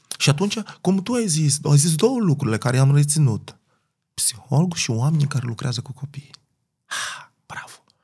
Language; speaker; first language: Romanian; non-native, fluent; Portuguese